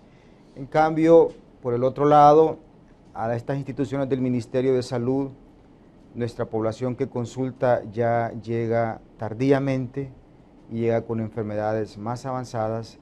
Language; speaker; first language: Spanish; native; Spanish